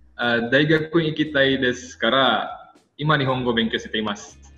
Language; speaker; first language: Japanese; non-native, learner; Indonesian